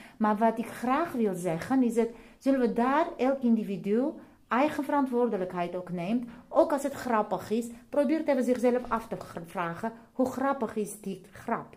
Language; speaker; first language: Dutch; non-native, fluent; Armenian